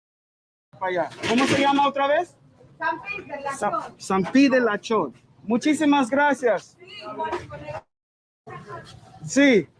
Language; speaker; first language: Spanish; non-native, learner; English